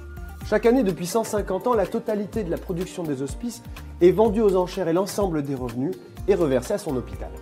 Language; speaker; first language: French; native; French